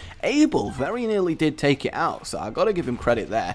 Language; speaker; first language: English; native; English